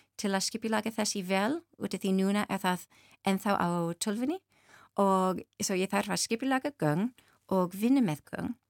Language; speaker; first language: Icelandic; non-native, learner; English